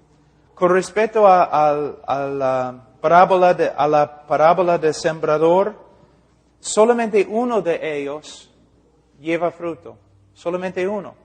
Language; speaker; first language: Spanish; non-native, fluent; English